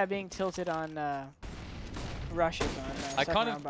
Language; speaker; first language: English; native; English